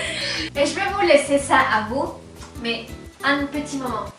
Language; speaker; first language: French; non-native, fluent; Spanish